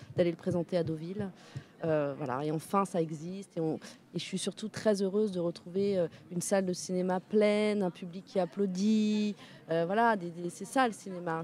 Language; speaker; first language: French; native; French